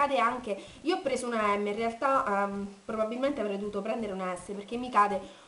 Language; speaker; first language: Italian; native; Italian